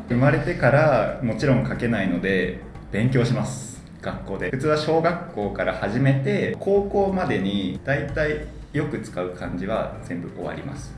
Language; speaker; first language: Japanese; native; Japanese